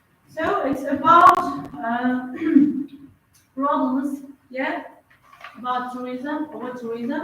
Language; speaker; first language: English; non-native, fluent; Uzbek